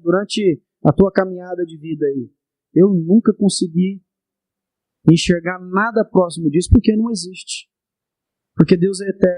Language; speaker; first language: Portuguese; native; Portuguese